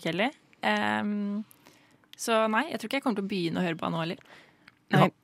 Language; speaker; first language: Norwegian; native; Norwegian